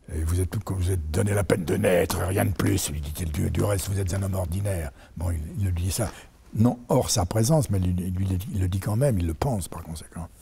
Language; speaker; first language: French; native; French